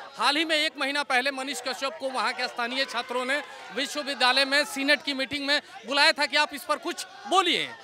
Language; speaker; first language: Hindi; native; Hindi